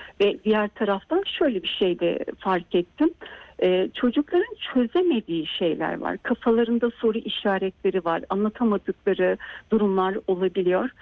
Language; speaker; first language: Turkish; native; Turkish